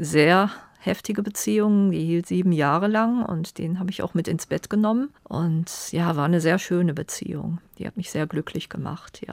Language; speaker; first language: German; native; German